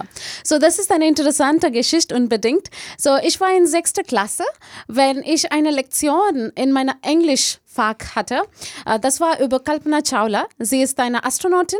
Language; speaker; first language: German; non-native, learner; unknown